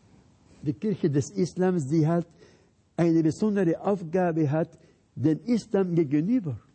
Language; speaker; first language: German; non-native, fluent; Arabic